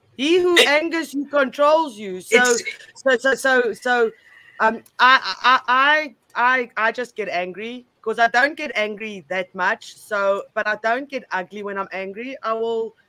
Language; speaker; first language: English; non-native, local second language; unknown